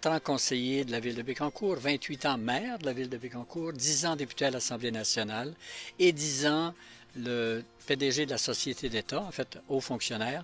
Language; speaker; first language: French; native; French